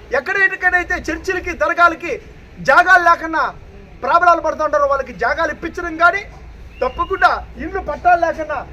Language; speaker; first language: Telugu; native; Telugu